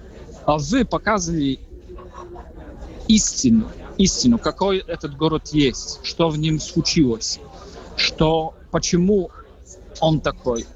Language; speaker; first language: Russian; non-native, fluent; Polish